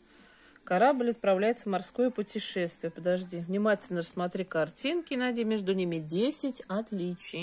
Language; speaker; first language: Russian; native; Russian